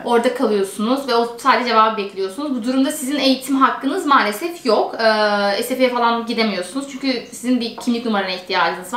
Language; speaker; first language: Turkish; native; Turkish